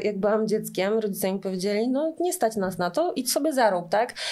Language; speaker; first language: Polish; native; Polish